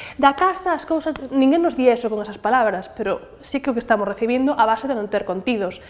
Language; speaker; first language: Galician; non-native, local second language; Spanish